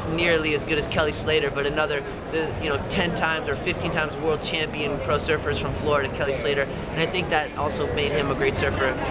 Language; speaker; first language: English; native; English